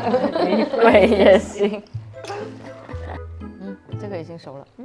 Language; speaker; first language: Chinese; non-native, fluent; Vietnamese